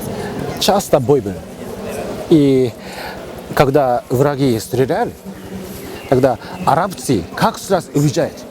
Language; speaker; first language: Russian; non-native, learner; Japanese